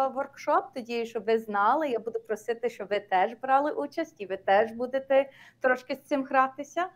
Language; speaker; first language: Ukrainian; early bilingual, heritage; Ukrainian